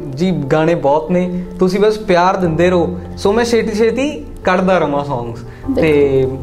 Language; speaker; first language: Punjabi; early bilingual, other home language; English